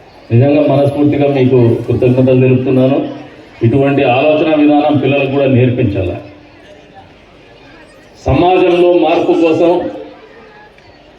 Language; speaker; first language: Telugu; native; Telugu